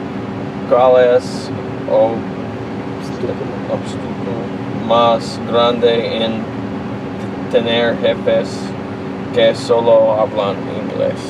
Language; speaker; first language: Spanish; non-native, learner; English